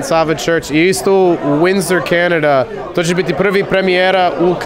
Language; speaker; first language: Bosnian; early bilingual, heritage; Serbian